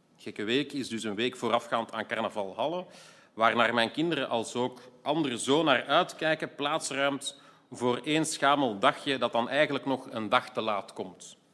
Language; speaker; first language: Dutch; native; Dutch